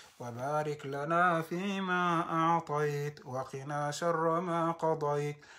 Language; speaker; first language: Arabic; non-native, fluent; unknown